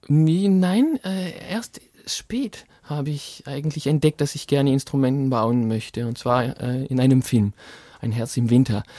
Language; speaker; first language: German; non-native, fluent; French